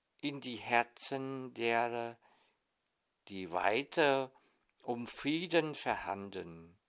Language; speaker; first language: German; non-native, fluent; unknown